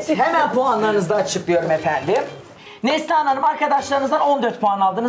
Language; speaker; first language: Turkish; native; Turkish